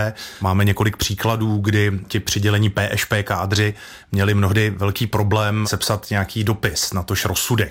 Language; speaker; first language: Czech; native; Czech